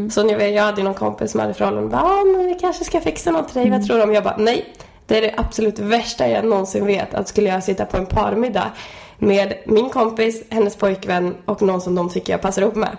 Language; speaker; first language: Swedish; native; Swedish